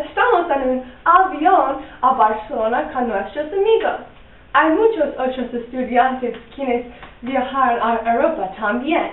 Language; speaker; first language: Spanish; non-native, learner; English